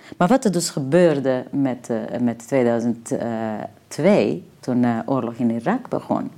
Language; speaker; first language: Dutch; non-native, fluent; Serbian